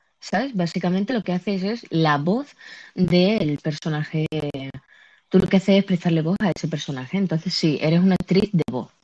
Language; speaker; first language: Spanish; native; Spanish